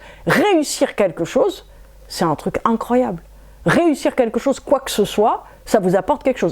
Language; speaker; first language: French; native; French